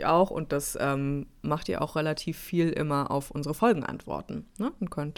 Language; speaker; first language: German; native; German